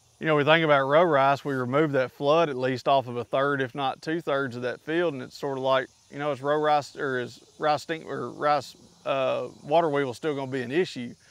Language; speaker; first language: English; native; English